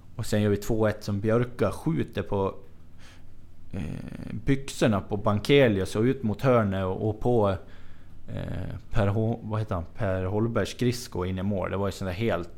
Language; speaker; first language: Swedish; native; Swedish